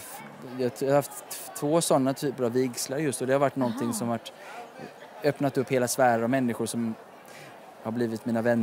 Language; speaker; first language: Swedish; native; Swedish